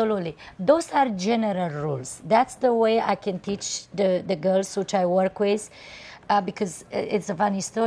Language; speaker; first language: English; non-native, fluent; Romanian